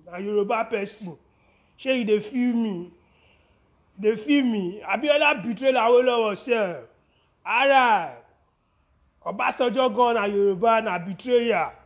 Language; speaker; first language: Nigerian Pidgin; non-native, local second language; Yoruba